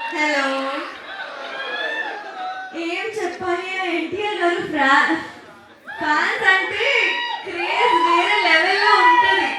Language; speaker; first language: Telugu; non-native, learner; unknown